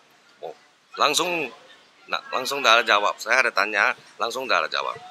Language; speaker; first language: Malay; non-native, local second language; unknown